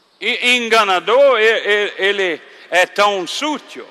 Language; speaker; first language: Portuguese; non-native, fluent; English